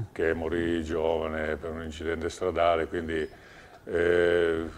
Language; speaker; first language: Italian; native; Italian